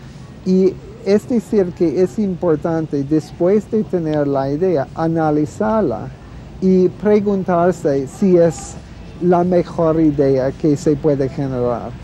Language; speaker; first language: Spanish; non-native, fluent; English